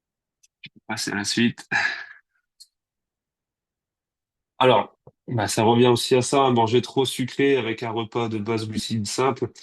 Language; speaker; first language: French; native; French